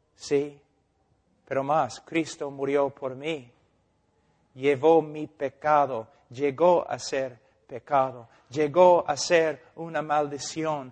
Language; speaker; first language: Spanish; non-native, fluent; English